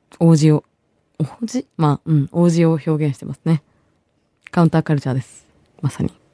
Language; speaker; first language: Japanese; early bilingual, other home language; Bangla